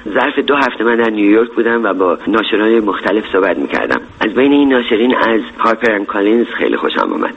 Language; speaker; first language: Persian; native; Persian